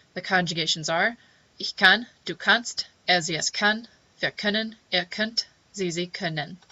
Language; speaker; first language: German; non-native, fluent; English